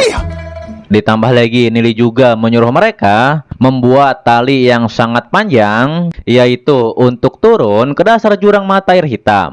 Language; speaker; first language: Indonesian; native; Indonesian